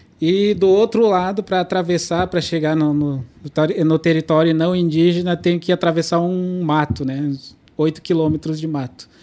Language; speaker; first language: Portuguese; non-native, local second language; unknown